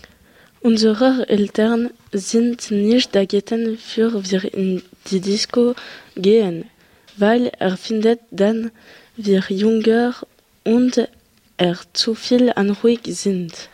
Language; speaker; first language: German; non-native, learner; French